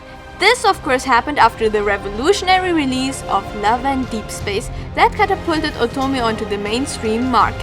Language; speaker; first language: English; native; English